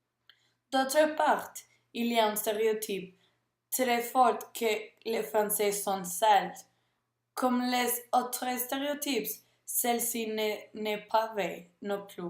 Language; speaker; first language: French; non-native, learner; Spanish